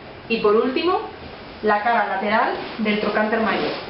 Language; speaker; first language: Spanish; native; Spanish